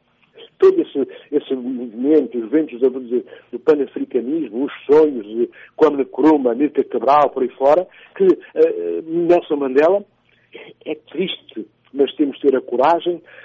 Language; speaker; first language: Portuguese; non-native, local second language; Upper Guinea Crioulo